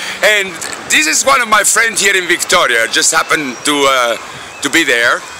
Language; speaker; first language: English; non-native, fluent; Italian